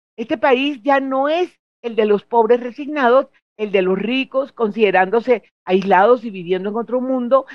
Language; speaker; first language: Spanish; native; Spanish